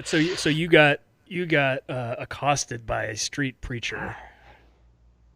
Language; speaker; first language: English; native; English